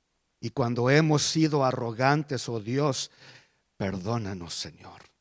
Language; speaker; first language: Spanish; early bilingual, heritage; Spanish